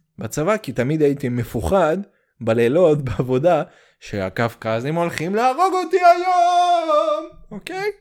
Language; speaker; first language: Hebrew; early bilingual, heritage; Hebrew